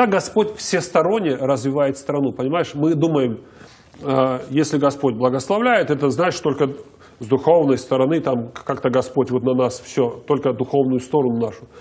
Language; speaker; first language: Russian; native; Russian